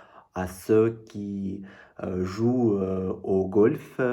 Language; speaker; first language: French; non-native, fluent; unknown